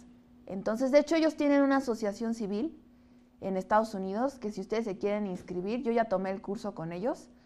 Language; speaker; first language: Spanish; native; Spanish